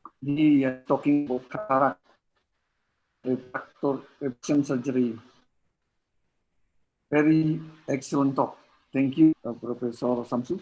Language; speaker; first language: English; non-native, learner; Indonesian